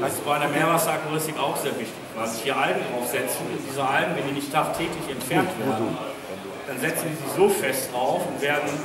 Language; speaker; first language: German; native; German